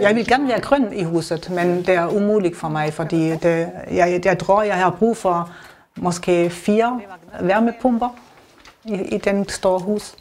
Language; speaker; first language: Danish; non-native, learner; German